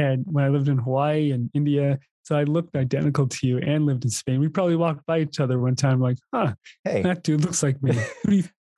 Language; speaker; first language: English; native; English